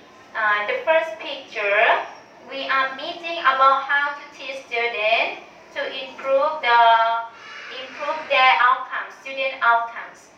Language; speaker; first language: English; non-native, learner; Thai